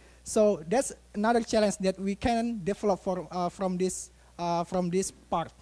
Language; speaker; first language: English; non-native, fluent; Indonesian